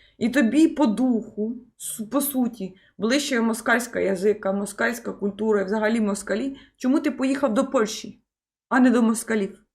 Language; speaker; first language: Ukrainian; native; Ukrainian